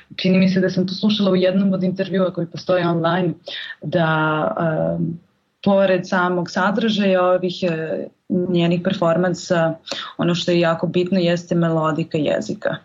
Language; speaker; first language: Serbian; native; Serbian